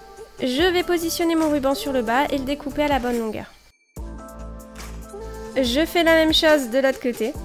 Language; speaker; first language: French; native; French